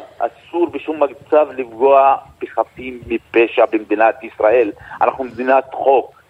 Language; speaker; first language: Hebrew; non-native, local second language; Arabic